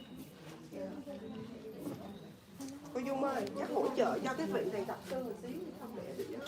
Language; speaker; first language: Vietnamese; native; Vietnamese